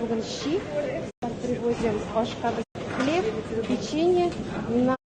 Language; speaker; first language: Russian; native; Russian